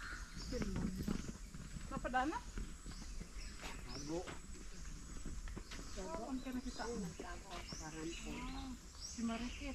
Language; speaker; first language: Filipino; non-native, local second language; Cebuano